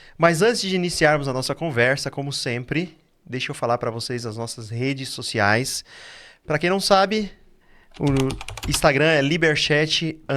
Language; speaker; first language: Portuguese; native; Portuguese